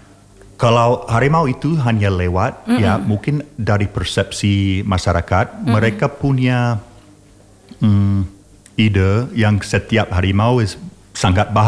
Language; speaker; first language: Indonesian; non-native, learner; English